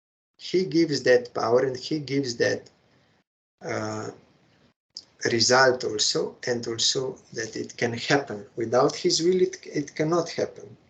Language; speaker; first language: English; non-native, fluent; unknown